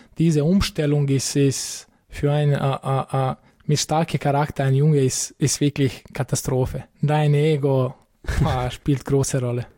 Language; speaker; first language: German; non-native, fluent; Bosnian